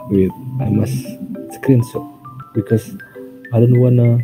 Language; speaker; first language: English; non-native, learner; Indonesian